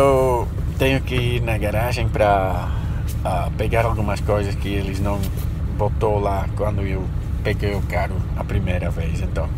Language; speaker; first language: Portuguese; non-native, fluent; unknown